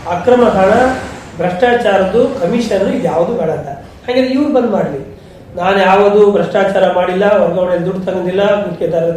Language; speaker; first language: Kannada; native; Kannada